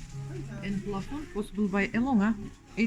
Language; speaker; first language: English; non-native, learner; Russian